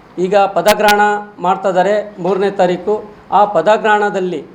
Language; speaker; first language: Kannada; non-native, local second language; Lambadi